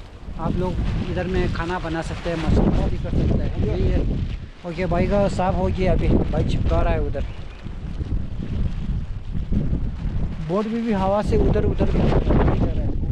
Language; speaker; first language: Hindi; non-native, local second language; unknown